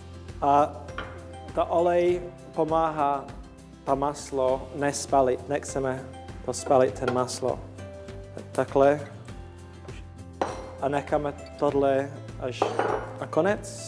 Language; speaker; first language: Czech; non-native, learner; English